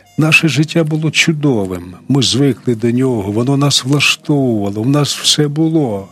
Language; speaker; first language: Ukrainian; non-native, local second language; Russian